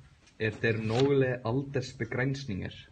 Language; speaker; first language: Danish; non-native, learner; Icelandic